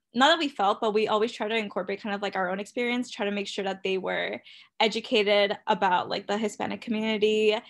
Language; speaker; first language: English; early bilingual, other home language; Spanish